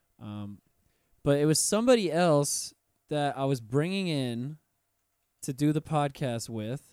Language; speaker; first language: English; native; English